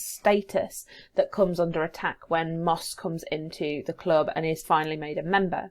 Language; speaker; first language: English; native; English